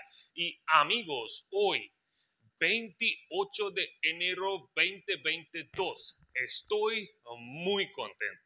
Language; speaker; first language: Spanish; non-native, fluent; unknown